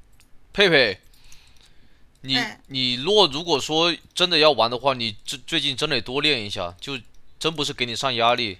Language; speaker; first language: Chinese; native; Chinese